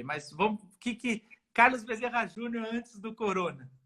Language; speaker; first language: Portuguese; native; Portuguese